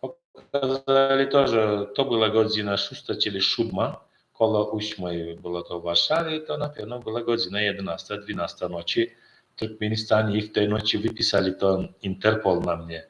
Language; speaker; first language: Polish; non-native, learner; Turkmen